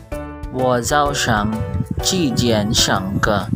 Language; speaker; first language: Chinese; non-native, learner; Filipino